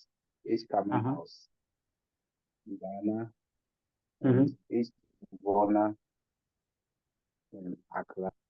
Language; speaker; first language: German; non-native, learner; English